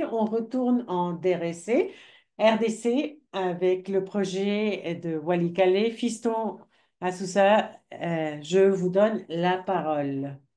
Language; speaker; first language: French; non-native, fluent; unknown